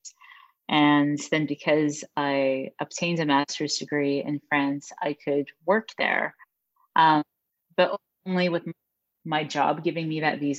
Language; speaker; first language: English; native; English